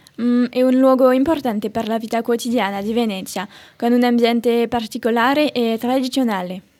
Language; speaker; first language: Italian; non-native, learner; French